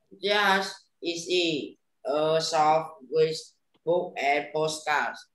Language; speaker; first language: English; non-native, learner; Vietnamese